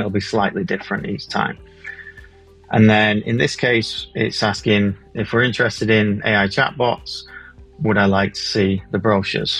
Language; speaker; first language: English; native; English